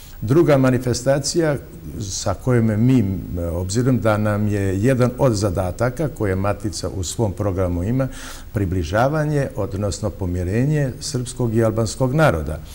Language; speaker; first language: Bosnian; non-native, local second language; Albanian